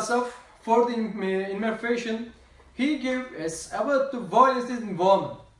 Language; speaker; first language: English; non-native, learner; Turkish